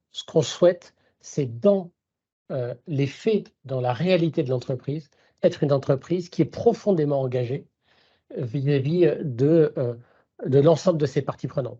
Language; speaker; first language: French; native; French